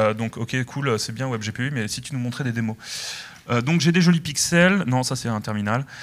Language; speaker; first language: French; native; French